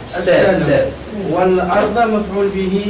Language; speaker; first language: Arabic; native; Arabic